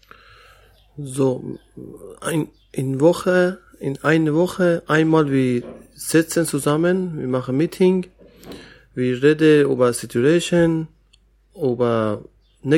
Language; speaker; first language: German; non-native, learner; Persian